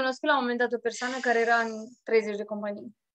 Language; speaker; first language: Romanian; native; Romanian